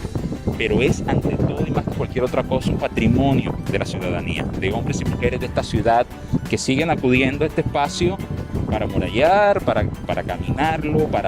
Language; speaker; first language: Spanish; native; Spanish